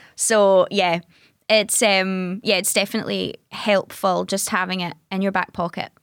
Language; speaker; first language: English; native; English